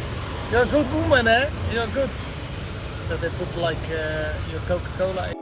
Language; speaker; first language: English; non-native, learner; Dutch